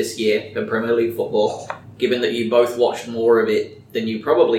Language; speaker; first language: English; native; English